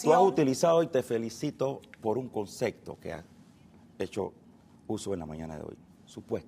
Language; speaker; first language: Spanish; native; Spanish